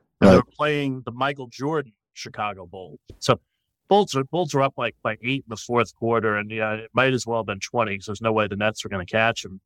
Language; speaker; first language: English; native; English